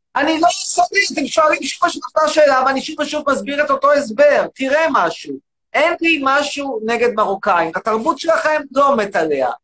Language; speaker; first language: Hebrew; native; Hebrew